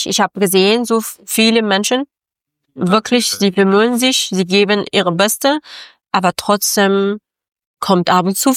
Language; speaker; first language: German; non-native, local second language; Persian